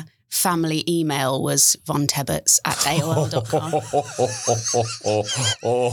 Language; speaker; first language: English; native; English